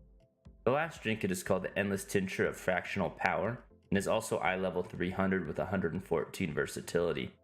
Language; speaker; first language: English; native; English